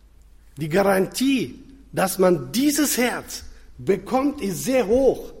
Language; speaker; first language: German; non-native, fluent; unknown